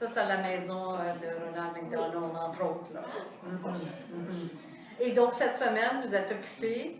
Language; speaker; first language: French; native; French